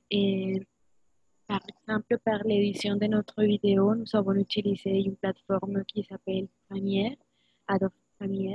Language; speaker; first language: French; non-native, learner; Spanish